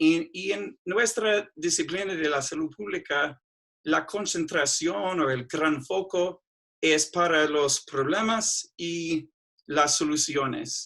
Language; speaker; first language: Spanish; non-native, fluent; English